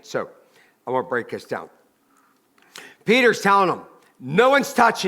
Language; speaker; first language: English; native; English